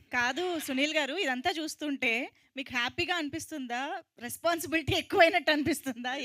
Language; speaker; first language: Telugu; native; Telugu